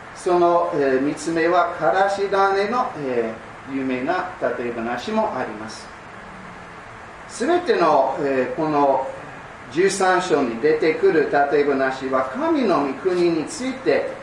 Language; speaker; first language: Japanese; non-native, fluent; English